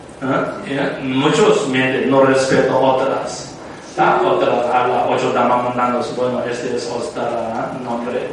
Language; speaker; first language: Spanish; non-native, learner; Tibetan